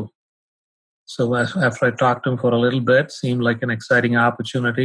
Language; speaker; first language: English; non-native, local second language; Tamil